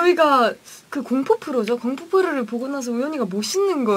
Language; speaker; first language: Korean; native; Korean